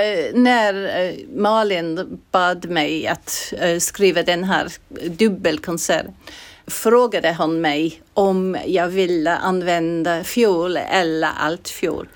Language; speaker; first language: Swedish; non-native, fluent; English